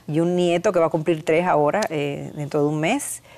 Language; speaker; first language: Spanish; native; Spanish